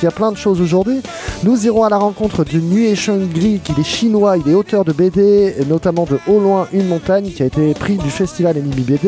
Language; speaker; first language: French; native; French